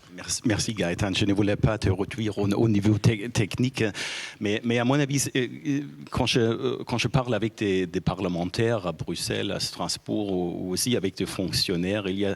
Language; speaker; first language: French; non-native, fluent; German